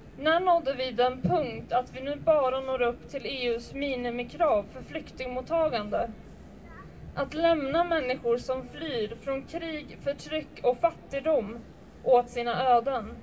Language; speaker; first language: Swedish; early bilingual, other home language; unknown